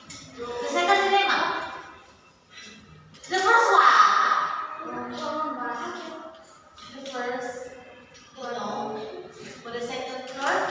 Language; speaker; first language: English; non-native, local second language; Indonesian